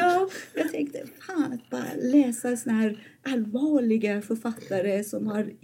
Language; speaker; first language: Swedish; non-native, fluent; Persian